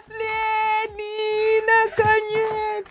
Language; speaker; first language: Russian; non-native, learner; English